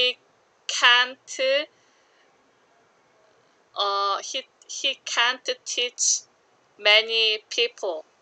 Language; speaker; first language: English; non-native, learner; Korean